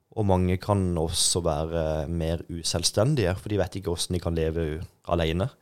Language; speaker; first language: Norwegian; native; Norwegian